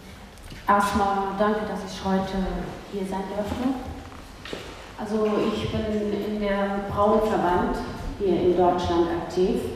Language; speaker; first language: German; early bilingual, other home language; Kurdish